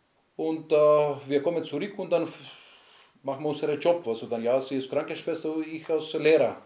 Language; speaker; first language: German; non-native, learner; Greek